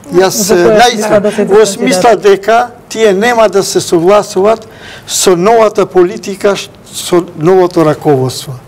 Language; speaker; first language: Macedonian; non-native, local second language; Albanian